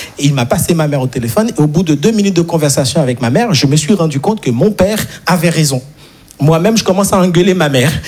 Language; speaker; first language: French; non-native, local second language; Haitian Creole